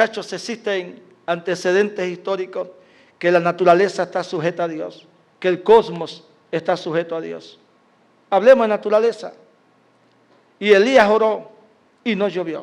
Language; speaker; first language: Spanish; native; Spanish